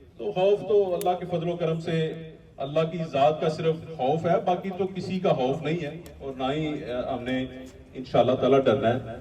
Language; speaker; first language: Urdu; non-native, local second language; Punjabi